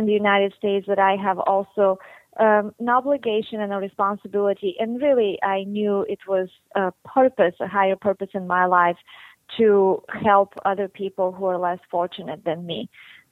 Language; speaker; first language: English; non-native, fluent; Bulgarian